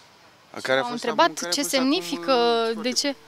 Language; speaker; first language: Romanian; native; Romanian